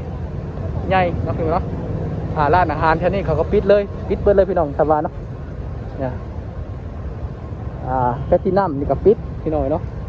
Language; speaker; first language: Thai; non-native, local second language; Lao